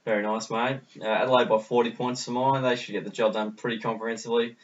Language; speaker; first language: English; native; English